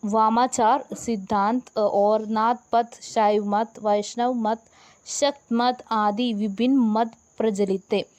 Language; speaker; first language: Hindi; non-native, local second language; Malayalam